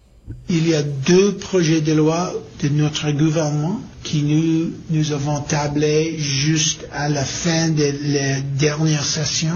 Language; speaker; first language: French; non-native, learner; English